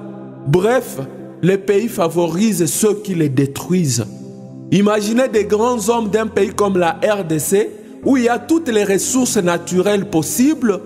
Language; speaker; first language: French; non-native, local second language; Swahili